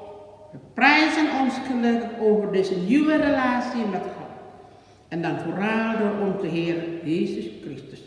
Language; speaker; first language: Dutch; non-native, learner; Indonesian